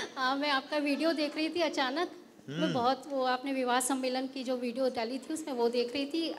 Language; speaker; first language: Hindi; non-native, local second language; Marathi